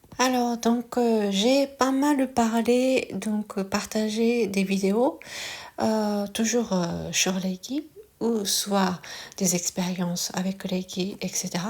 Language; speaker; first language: French; non-native, fluent; Japanese